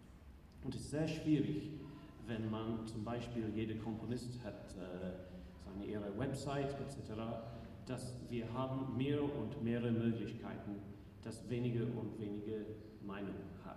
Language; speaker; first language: German; non-native, learner; English